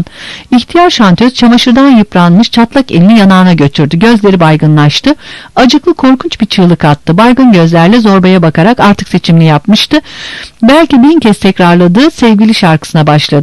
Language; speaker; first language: Turkish; native; Turkish